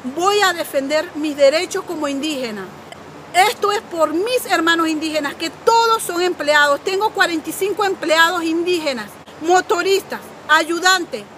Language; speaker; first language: Spanish; non-native, local second language; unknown